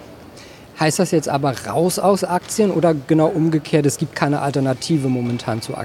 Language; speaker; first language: German; native; German